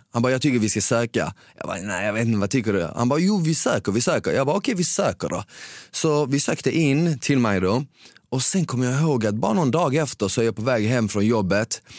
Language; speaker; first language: Swedish; early bilingual, other home language; Bosnian